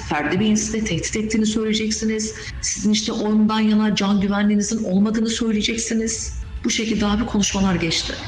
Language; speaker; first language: Turkish; native; Turkish